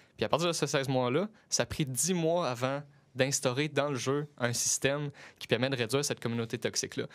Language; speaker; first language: French; native; French